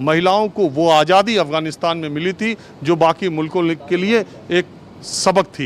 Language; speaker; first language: Hindi; native; Hindi